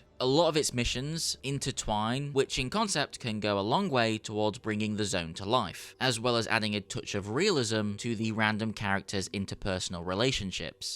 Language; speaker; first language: English; native; English